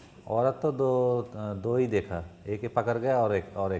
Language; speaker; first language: Hindi; non-native, learner; Bangla